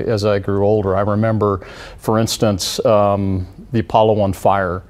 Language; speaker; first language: English; native; English